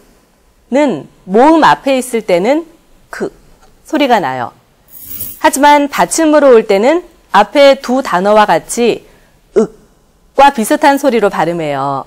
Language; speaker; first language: Korean; native; Korean